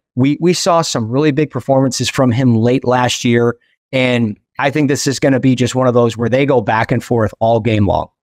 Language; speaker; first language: English; native; English